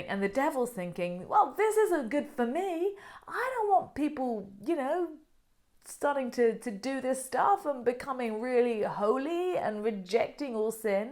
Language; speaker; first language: English; native; English